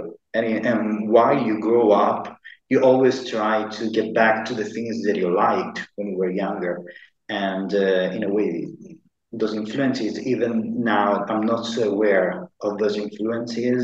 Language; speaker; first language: English; non-native, fluent; Italian